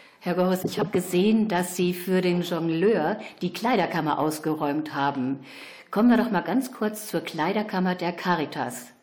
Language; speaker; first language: German; native; German